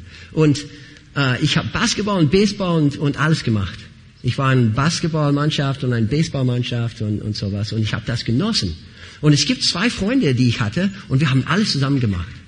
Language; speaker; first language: German; non-native, fluent; English